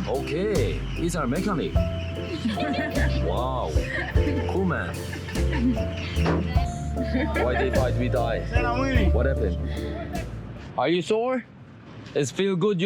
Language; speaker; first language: English; non-native, learner; Korean